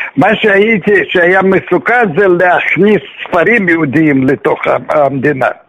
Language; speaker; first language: Hebrew; non-native, fluent; Russian